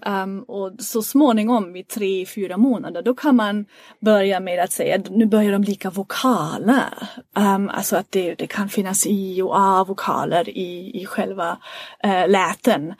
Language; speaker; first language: Swedish; non-native, fluent; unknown